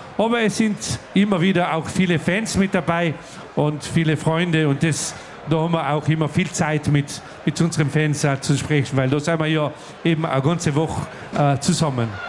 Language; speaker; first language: German; non-native, local second language; Ladin